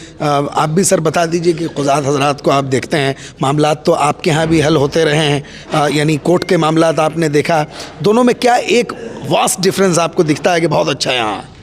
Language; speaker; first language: Urdu; native; Urdu